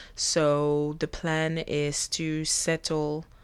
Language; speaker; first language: English; non-native, fluent; French